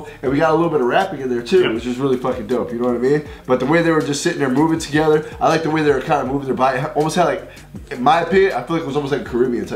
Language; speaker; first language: English; native; English